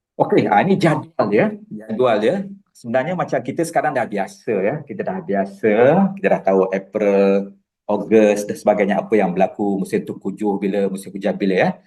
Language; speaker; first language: Malay; native; Malay